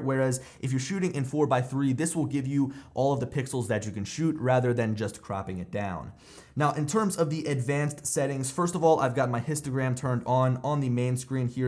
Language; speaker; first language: English; native; English